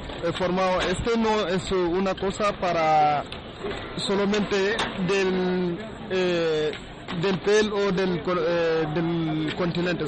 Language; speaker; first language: Spanish; non-native, learner; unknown